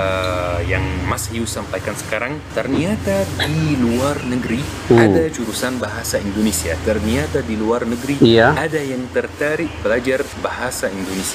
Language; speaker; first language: Indonesian; non-native, fluent; Arabic